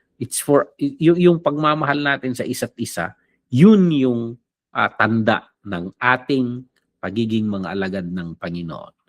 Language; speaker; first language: Filipino; non-native, local second language; Iloko